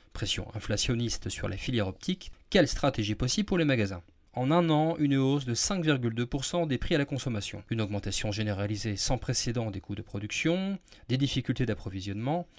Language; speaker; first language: French; native; French